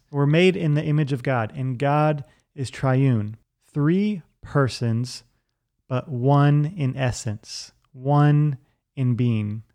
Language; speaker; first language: English; native; English